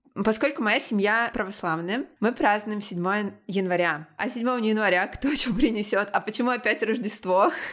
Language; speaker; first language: Russian; native; Russian